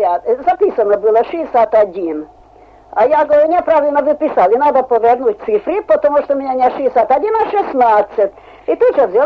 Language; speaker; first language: Russian; non-native, fluent; Hungarian